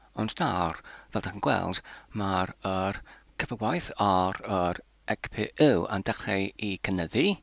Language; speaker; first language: Welsh; non-native, learner; Polish